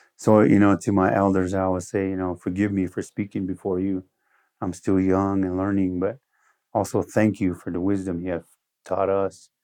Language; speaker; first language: English; early bilingual, other home language; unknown